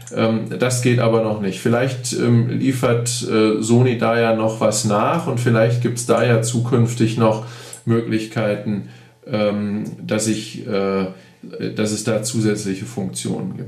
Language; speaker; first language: German; native; German